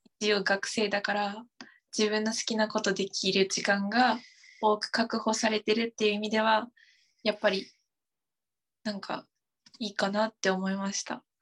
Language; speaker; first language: Japanese; native; Japanese